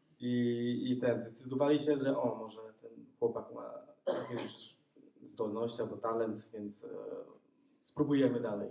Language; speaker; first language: Polish; early bilingual, other home language; Vietnamese